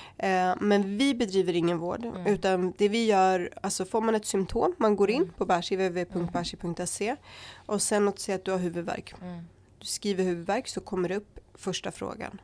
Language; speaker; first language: Swedish; early bilingual, other home language; Kurdish